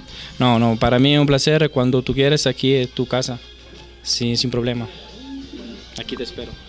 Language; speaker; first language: Spanish; non-native, fluent; Italian